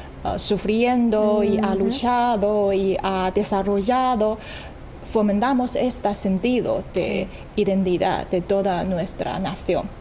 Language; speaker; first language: Spanish; non-native, fluent; Chinese